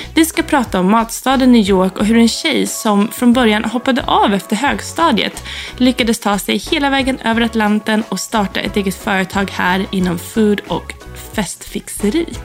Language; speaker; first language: Swedish; native; Swedish